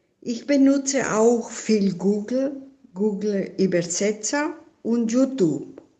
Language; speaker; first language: German; non-native, fluent; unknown